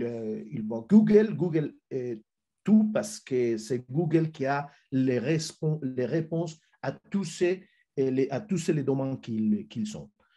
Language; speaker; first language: French; non-native, fluent; Spanish